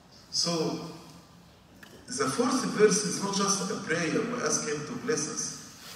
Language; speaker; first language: English; non-native, fluent; Arabic